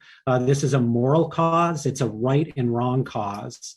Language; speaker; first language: English; native; English